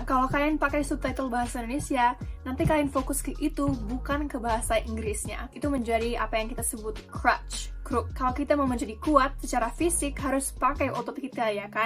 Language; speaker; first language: Indonesian; non-native, fluent; English